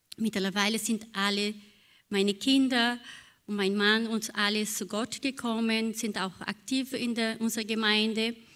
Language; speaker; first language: German; non-native, fluent; Portuguese